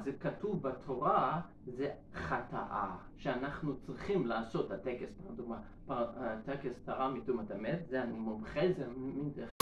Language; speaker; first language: Hebrew; non-native, learner; Russian